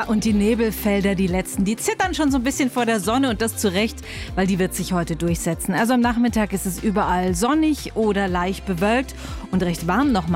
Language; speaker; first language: German; native; German